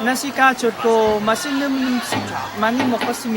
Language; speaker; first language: Korean; non-native, learner; Vietnamese